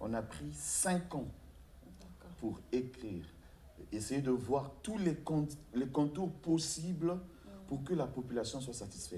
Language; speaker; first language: French; non-native, local second language; Lingala